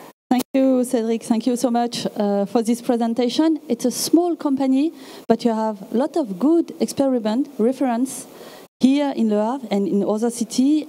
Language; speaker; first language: English; non-native, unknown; French